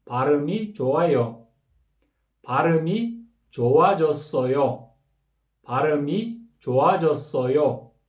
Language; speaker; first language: Korean; non-native, fluent; Kyrgyz